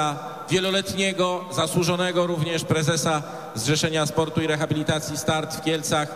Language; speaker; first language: Polish; native; Polish